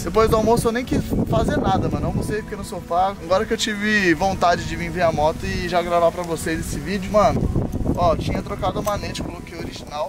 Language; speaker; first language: Portuguese; native; Portuguese